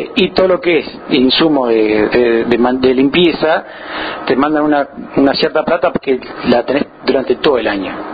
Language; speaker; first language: Spanish; native; Spanish